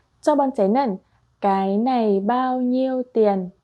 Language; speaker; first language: Vietnamese; non-native, fluent; Korean